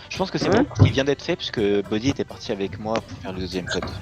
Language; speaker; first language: French; native; French